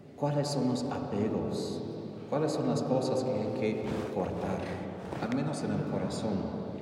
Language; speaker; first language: Spanish; non-native, fluent; English